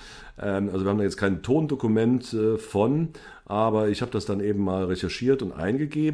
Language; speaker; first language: German; native; German